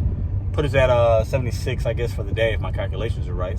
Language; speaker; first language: English; native; English